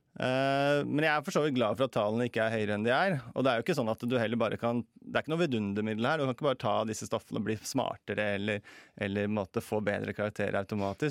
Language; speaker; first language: Norwegian; native; Norwegian